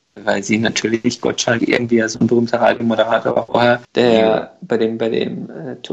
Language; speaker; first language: German; non-native, fluent; Hungarian